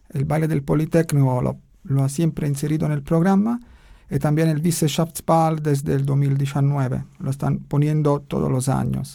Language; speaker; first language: Spanish; non-native, learner; Italian